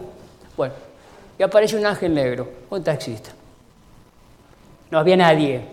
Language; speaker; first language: Spanish; native; Spanish